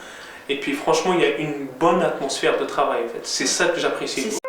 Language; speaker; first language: French; non-native, local second language; Arabic